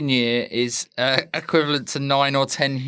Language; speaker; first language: English; native; English